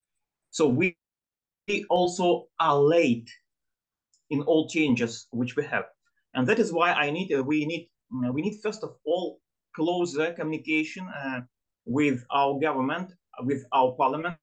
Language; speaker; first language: English; non-native, learner; Ukrainian